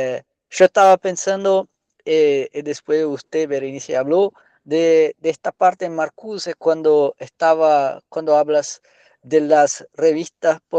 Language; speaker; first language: Spanish; non-native, learner; Portuguese